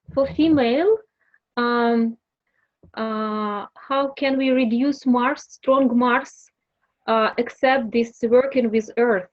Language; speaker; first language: English; non-native, learner; Russian